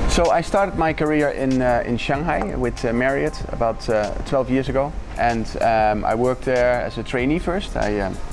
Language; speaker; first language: English; non-native, fluent; Dutch